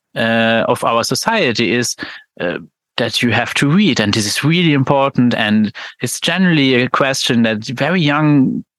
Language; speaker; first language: English; non-native, fluent; Luxembourgish